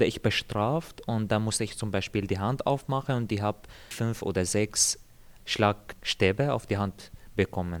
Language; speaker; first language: German; non-native, fluent; Arabic